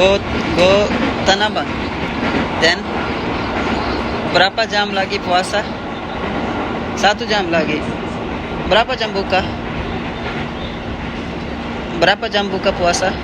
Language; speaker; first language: Indonesian; non-native, learner; Urdu